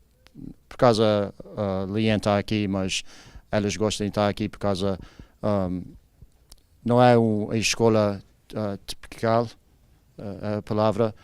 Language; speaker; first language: Portuguese; early bilingual, heritage; Portuguese